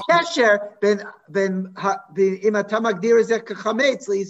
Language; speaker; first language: Hebrew; non-native, fluent; English